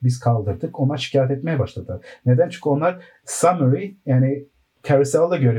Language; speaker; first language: Turkish; early bilingual, heritage; Turkish